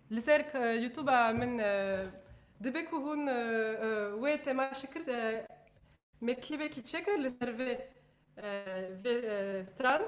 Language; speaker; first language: Kurdish; non-native, learner; French